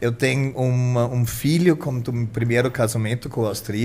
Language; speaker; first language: Portuguese; non-native, fluent; German